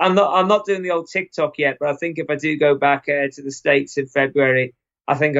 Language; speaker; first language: English; native; English